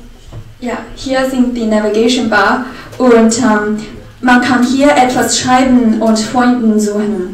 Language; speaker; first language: German; non-native, learner; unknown